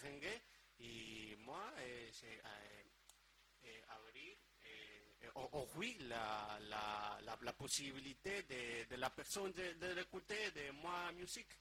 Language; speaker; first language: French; non-native, learner; Spanish